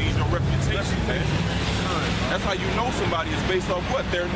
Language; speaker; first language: English; native; English